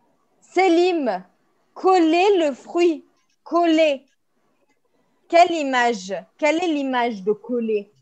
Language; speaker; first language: French; non-native, fluent; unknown